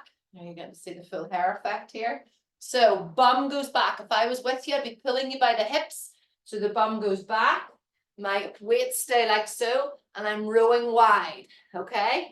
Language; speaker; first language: English; native; English